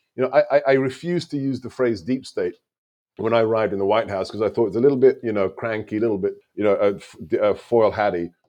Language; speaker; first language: English; non-native, local second language; Hungarian